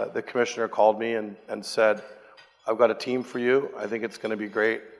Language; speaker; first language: English; native; English